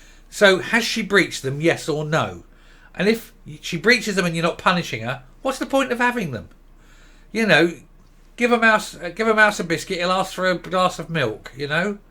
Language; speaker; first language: English; native; English